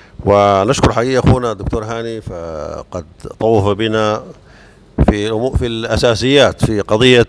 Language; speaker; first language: Arabic; native; Arabic